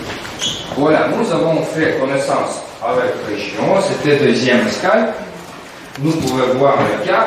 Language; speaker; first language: French; non-native, fluent; Russian